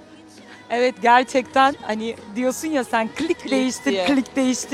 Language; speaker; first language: Turkish; native; Turkish